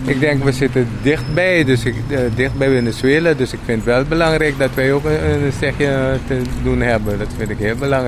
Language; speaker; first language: Dutch; non-native, local second language; Papiamento